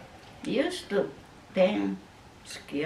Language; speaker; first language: English; non-native, learner; Japanese